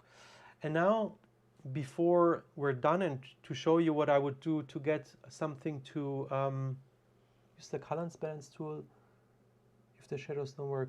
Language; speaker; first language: English; non-native, fluent; German